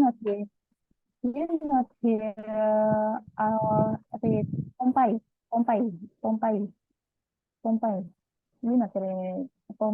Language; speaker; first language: English; non-native, learner; Indonesian